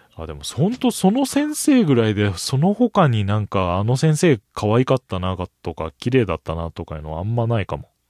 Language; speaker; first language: Japanese; native; Japanese